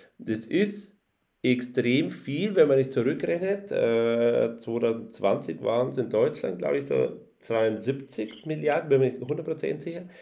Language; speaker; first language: German; native; German